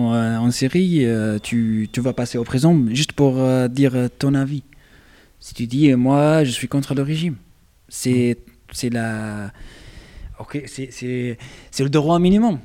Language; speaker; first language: French; non-native, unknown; Arabic